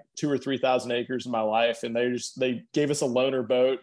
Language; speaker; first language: English; native; English